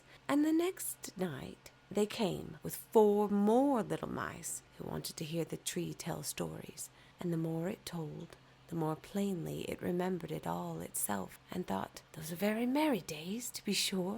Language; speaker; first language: English; native; English